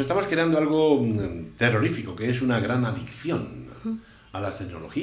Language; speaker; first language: Spanish; native; Spanish